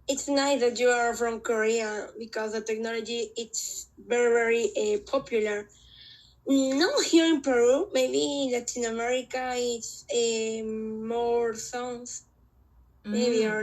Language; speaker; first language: English; non-native, learner; Spanish